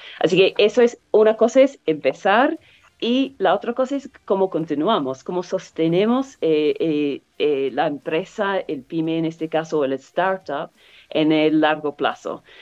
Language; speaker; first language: Spanish; non-native, fluent; English